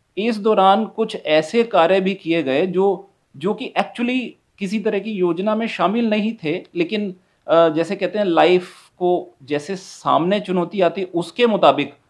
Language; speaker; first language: Hindi; native; Hindi